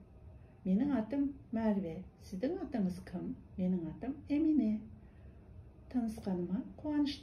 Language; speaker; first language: Turkish; non-native, fluent; Kazakh